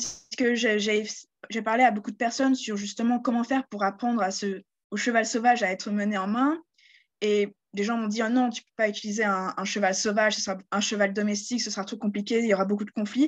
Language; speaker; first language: French; native; French